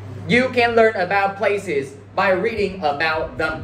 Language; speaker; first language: English; non-native, fluent; Vietnamese